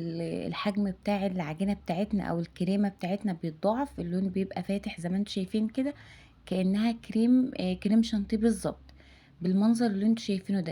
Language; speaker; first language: Arabic; native; Arabic